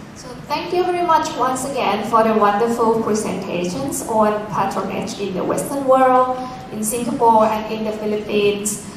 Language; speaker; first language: English; non-native, fluent; Thai